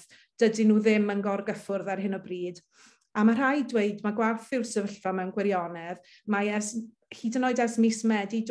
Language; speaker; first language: Welsh; native; Welsh